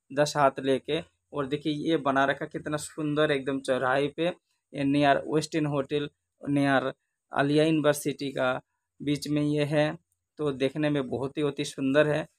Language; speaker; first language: Hindi; non-native, local second language; Bangla